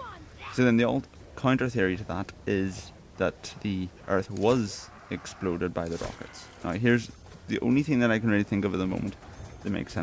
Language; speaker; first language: English; native; English